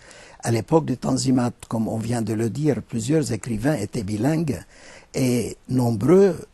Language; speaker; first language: French; non-native, fluent; Turkish